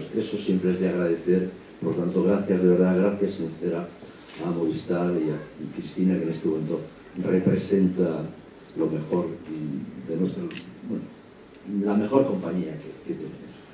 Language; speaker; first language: Spanish; native; Spanish